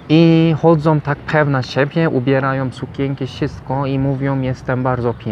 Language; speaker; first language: Polish; non-native, learner; Turkish